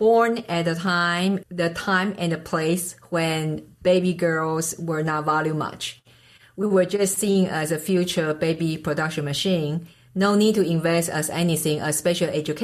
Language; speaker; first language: English; non-native, fluent; Chinese